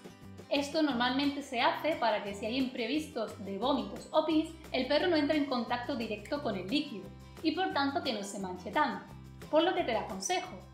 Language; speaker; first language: Spanish; native; Spanish